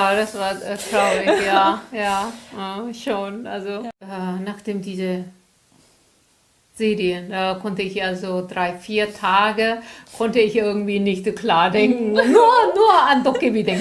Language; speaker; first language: German; non-native, learner; Korean